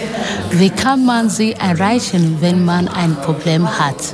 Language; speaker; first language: German; non-native, learner; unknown